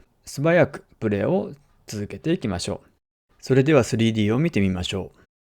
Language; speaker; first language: Japanese; native; Japanese